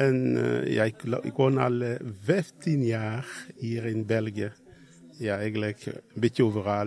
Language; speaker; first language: Dutch; non-native, learner; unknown